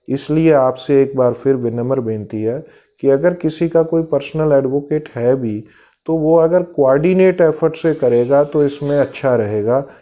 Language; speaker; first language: Hindi; non-native, local second language; Punjabi